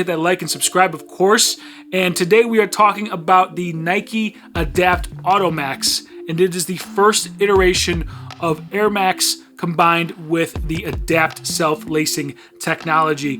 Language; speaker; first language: English; native; English